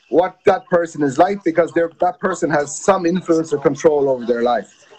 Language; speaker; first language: English; native; English